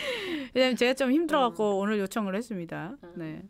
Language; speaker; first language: Korean; native; Korean